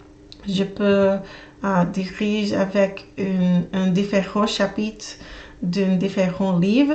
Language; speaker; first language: French; non-native, learner; English